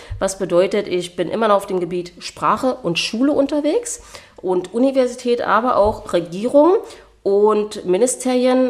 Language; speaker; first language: German; native; German